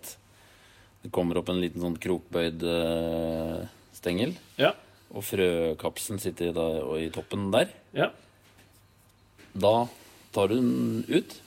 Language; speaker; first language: Norwegian; native; Norwegian